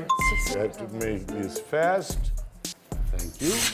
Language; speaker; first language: English; non-native, learner; Italian